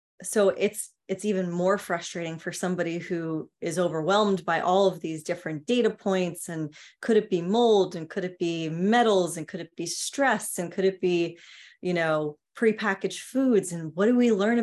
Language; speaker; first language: English; native; English